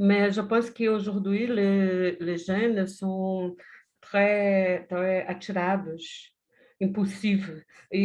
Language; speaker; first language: French; non-native, learner; Portuguese